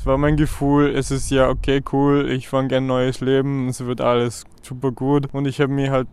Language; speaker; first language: German; non-native, fluent; Arabic